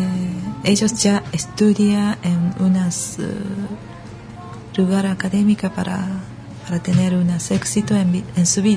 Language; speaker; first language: Spanish; non-native, learner; Japanese